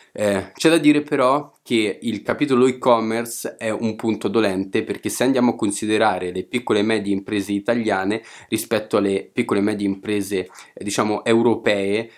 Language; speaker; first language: Italian; native; Italian